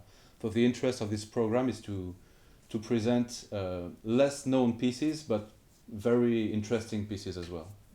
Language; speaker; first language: English; non-native, fluent; French